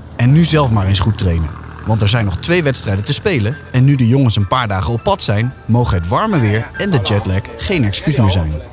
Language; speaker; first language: Dutch; native; Dutch